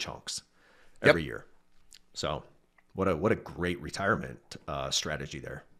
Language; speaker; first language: English; native; English